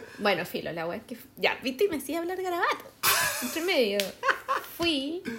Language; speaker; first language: Spanish; native; Spanish